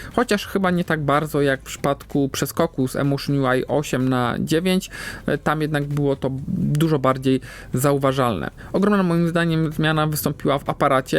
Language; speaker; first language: Polish; native; Polish